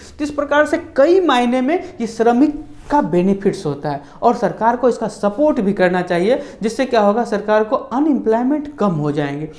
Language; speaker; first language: Hindi; native; Hindi